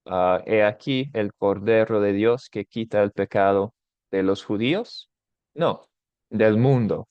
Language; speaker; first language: Spanish; non-native, fluent; English